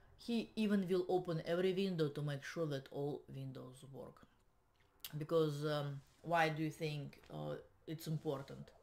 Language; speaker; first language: English; non-native, fluent; Russian